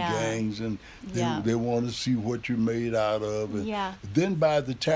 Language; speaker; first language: English; native; English